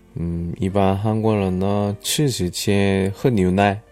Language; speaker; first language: Chinese; non-native, learner; Korean